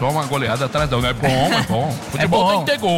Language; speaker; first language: Portuguese; native; Portuguese